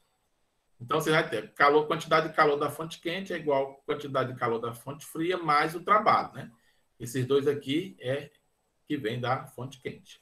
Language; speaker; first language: Portuguese; native; Portuguese